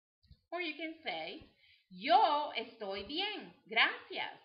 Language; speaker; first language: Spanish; non-native, fluent; English